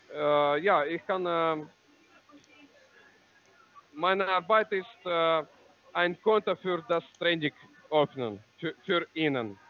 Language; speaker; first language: German; non-native, learner; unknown